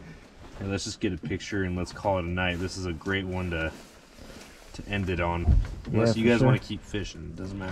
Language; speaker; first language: English; native; English